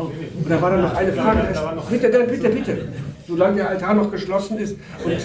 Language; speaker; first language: German; native; German